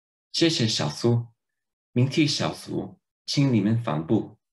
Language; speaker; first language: Chinese; non-native, learner; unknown